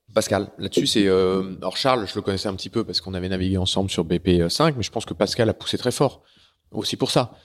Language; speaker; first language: French; native; French